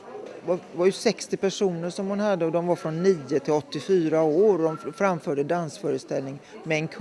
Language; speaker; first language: Swedish; native; Swedish